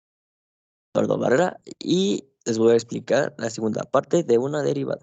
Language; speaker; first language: Spanish; native; Spanish